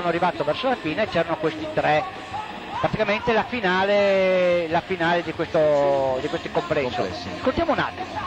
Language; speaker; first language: Italian; native; Italian